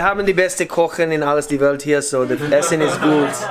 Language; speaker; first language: German; non-native, learner; English